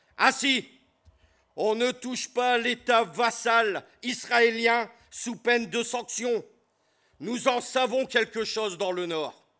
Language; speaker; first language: French; native; French